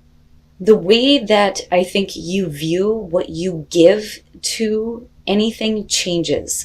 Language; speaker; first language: English; native; English